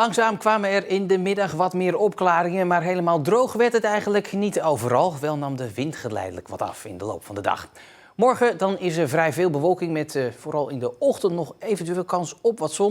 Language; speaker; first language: Dutch; native; Dutch